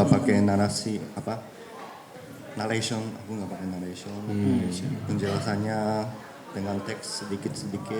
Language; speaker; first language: Indonesian; early bilingual, heritage; Japanese